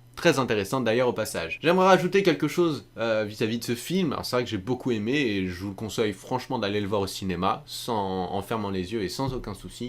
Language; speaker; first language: French; native; French